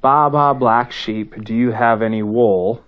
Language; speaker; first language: English; native; English